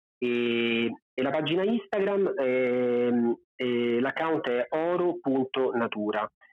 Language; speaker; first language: Italian; native; Italian